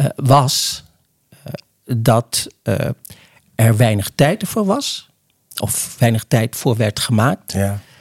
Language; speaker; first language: Dutch; early bilingual, other home language; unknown